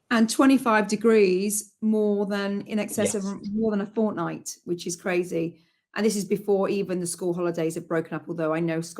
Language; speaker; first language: English; native; English